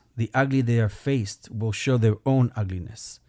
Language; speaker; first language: English; non-native, fluent; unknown